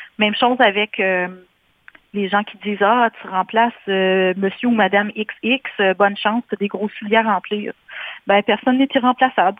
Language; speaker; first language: French; native; French